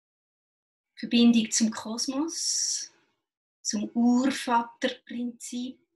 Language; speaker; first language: German; native; German